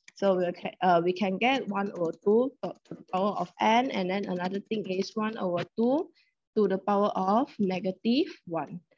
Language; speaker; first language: English; non-native, local second language; Chinese